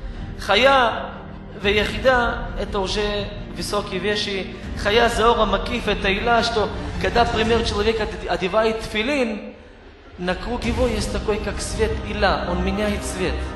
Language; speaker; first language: Russian; non-native, fluent; Hebrew